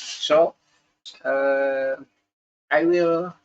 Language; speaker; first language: English; non-native, learner; Indonesian